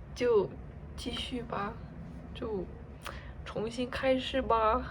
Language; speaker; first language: Chinese; non-native, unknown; English